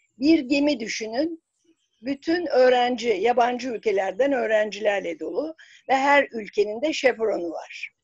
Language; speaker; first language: Turkish; native; Turkish